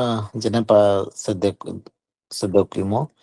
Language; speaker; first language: French; non-native, learner; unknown